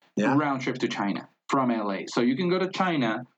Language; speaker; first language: English; non-native, fluent; Spanish